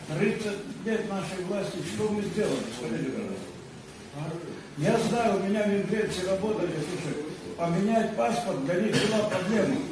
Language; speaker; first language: Russian; non-native, local second language; Abkhazian